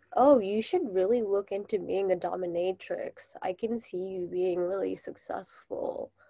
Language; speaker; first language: English; non-native, fluent; Japanese